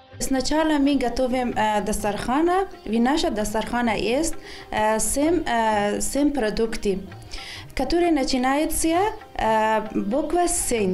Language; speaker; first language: Russian; non-native, learner; Persian